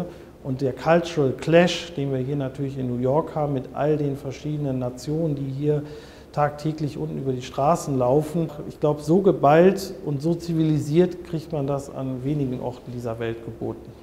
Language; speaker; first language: German; native; German